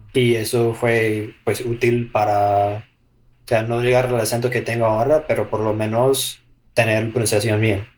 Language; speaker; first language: Spanish; non-native, fluent; English